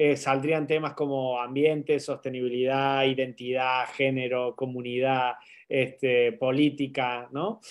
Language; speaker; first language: Spanish; native; Spanish